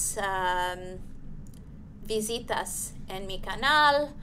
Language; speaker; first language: Spanish; non-native, learner; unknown